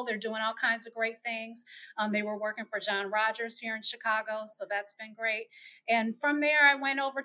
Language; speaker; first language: English; native; English